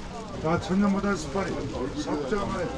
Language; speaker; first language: Korean; native; Korean